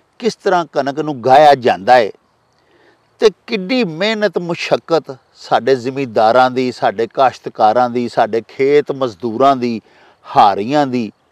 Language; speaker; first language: Punjabi; native; Punjabi